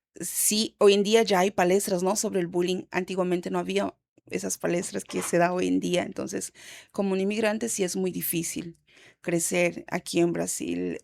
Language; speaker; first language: Spanish; early bilingual, heritage; Spanish